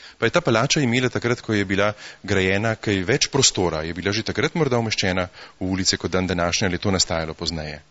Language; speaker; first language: Slovenian; native; Slovenian